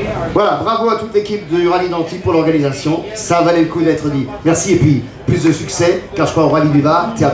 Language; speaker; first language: French; native; French